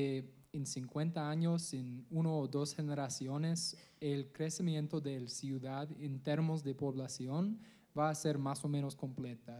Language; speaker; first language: Spanish; non-native, learner; English